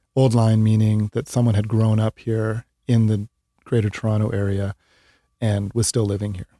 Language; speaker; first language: English; native; English